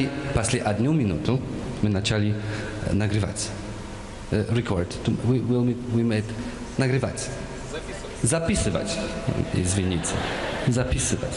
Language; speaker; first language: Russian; non-native, learner; Polish